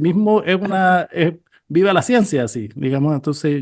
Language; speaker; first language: Spanish; native; Spanish